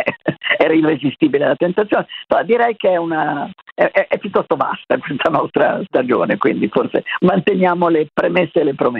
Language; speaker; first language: Italian; native; Italian